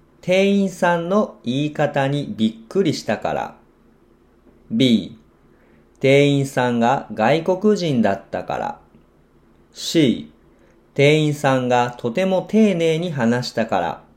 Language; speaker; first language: Japanese; non-native, fluent; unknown